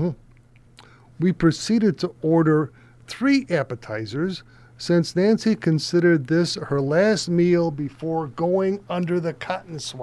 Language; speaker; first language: English; native; English